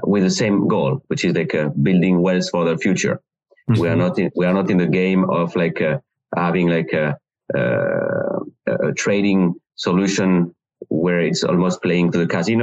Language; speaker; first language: English; non-native, fluent; French